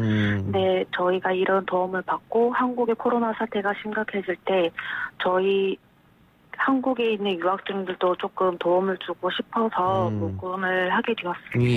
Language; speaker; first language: Korean; non-native, fluent; Chinese